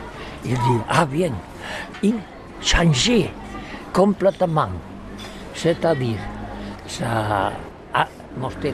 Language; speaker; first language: French; non-native, learner; Spanish